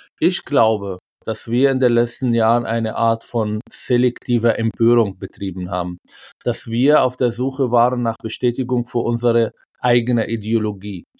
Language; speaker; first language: German; non-native, fluent; Arabic